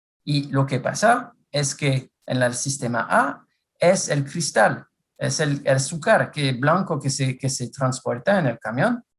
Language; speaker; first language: Spanish; non-native, fluent; French